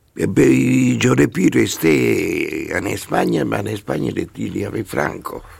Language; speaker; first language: French; non-native, fluent; Spanish